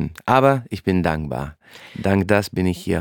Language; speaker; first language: German; non-native, fluent; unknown